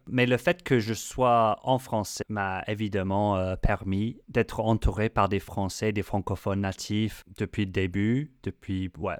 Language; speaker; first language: French; non-native, fluent; English